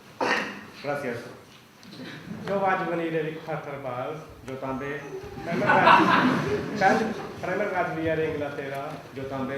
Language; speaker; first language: Catalan; non-native, learner; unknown